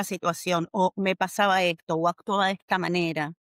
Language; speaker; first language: Spanish; native; Spanish